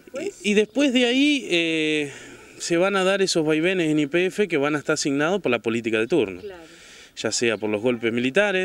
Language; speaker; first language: Spanish; native; Spanish